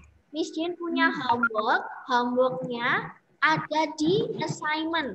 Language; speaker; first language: English; non-native, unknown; Indonesian